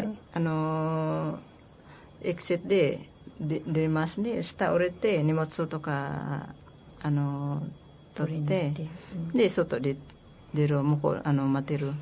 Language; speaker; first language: Japanese; non-native, learner; Filipino